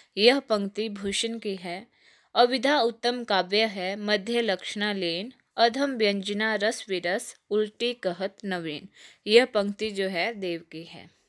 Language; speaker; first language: Hindi; native; Hindi